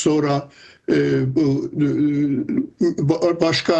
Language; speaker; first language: Turkish; non-native, fluent; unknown